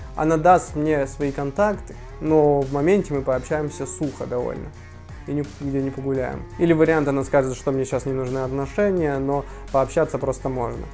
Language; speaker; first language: Russian; native; Russian